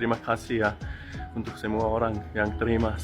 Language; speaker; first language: Indonesian; non-native, fluent; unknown